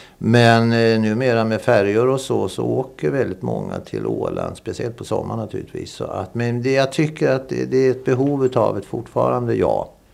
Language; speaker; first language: Swedish; native; Swedish